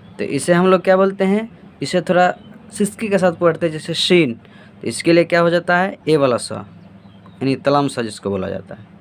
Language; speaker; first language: Hindi; native; Hindi